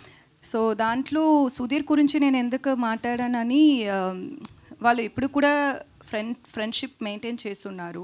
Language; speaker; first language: Telugu; non-native, learner; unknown